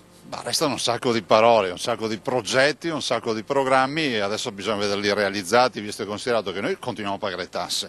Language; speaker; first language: Italian; native; Italian